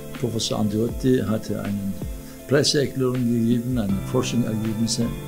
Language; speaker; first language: German; non-native, fluent; Turkish